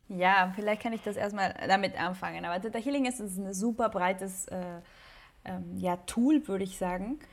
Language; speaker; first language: German; non-native, fluent; Spanish